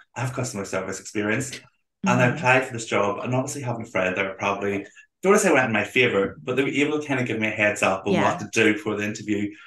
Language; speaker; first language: English; native; English